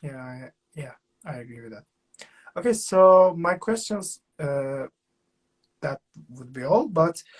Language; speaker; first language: English; non-native, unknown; Turkish